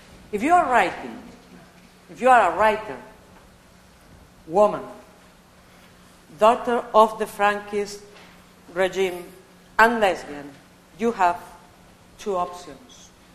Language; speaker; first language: English; non-native, learner; Catalan